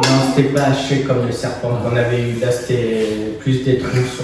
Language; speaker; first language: French; native; French